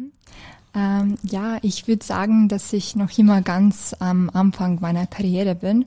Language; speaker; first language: German; non-native, fluent; Serbian